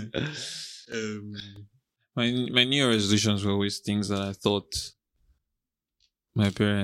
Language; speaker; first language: English; non-native, local second language; Igbo